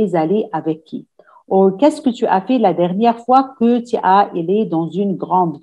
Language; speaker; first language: French; non-native, fluent; Arabic